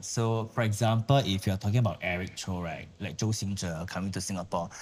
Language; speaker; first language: English; non-native, local second language; Chinese